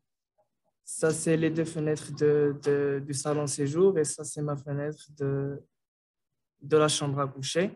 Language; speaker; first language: French; non-native, local second language; Arabic